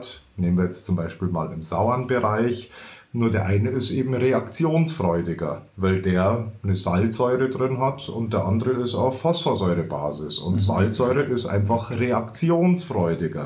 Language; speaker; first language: German; native; German